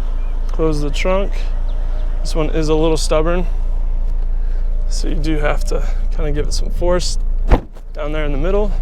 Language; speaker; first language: English; native; English